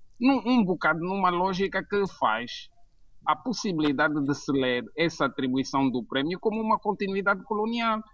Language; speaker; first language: Portuguese; native; Portuguese